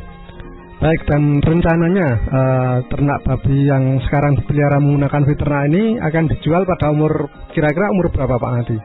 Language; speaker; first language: Indonesian; native; Indonesian